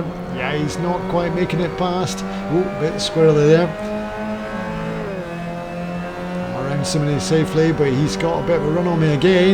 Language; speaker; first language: English; native; English